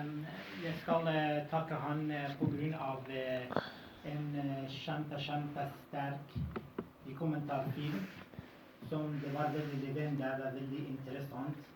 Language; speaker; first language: Norwegian; non-native, fluent; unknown